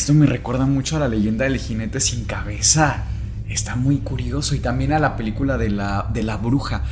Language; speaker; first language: Spanish; native; Spanish